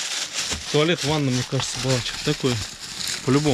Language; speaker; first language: Russian; native; Russian